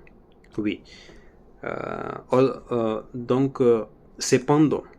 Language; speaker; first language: French; non-native, learner; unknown